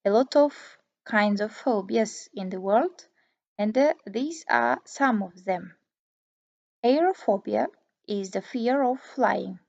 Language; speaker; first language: English; non-native, fluent; Kazakh